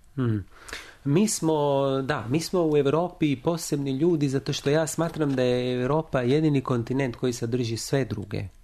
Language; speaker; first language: Serbian; non-native, fluent; Italian